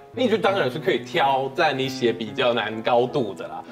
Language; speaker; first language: Chinese; non-native, fluent; Swedish